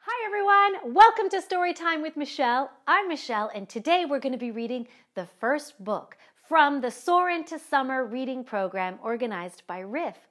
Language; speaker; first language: English; early bilingual, other home language; Spanish